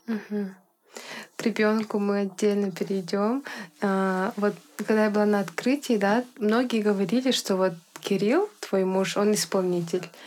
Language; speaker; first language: Russian; non-native, local second language; Yakut